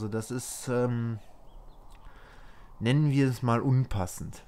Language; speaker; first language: German; native; German